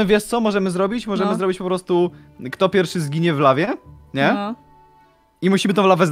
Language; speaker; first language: Polish; native; Polish